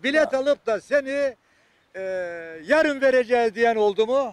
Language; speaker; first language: Turkish; native; Turkish